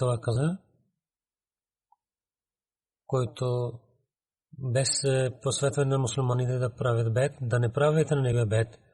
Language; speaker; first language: Bulgarian; non-native, learner; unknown